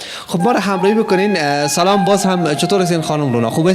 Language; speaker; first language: Persian; native; Persian